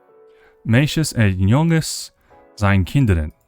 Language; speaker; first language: Dutch; non-native, learner; English